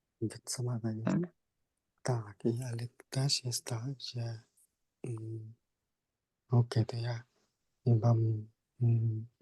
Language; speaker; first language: Polish; non-native, learner; Hindi